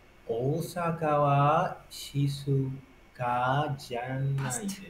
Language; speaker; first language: Japanese; non-native, learner; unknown